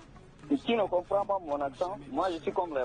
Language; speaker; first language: French; non-native, learner; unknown